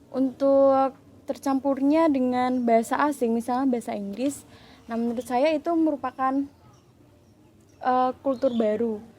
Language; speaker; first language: Indonesian; non-native, local second language; Javanese